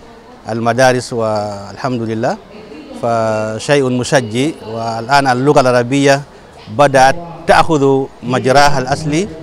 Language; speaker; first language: Arabic; non-native, fluent; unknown